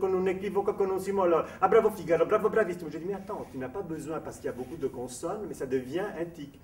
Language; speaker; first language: French; non-native, fluent; Italian